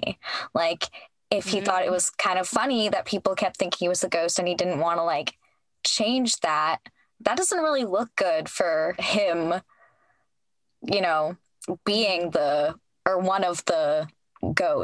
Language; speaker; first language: English; native; English